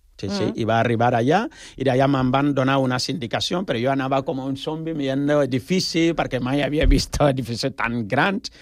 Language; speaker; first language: Catalan; non-native, learner; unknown